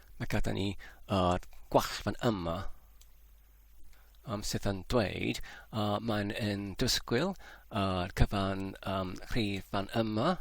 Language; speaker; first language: Welsh; non-native, learner; English